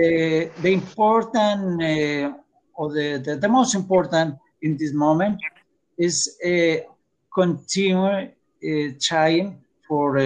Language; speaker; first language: English; non-native, learner; Spanish